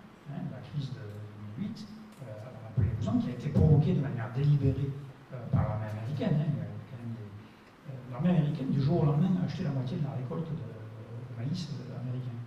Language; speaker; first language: French; native; French